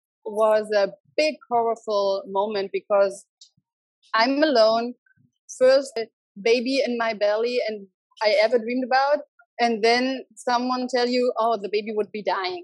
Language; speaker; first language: English; non-native, learner; German